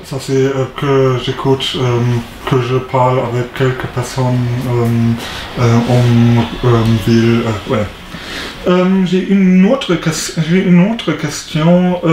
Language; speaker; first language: French; non-native, learner; German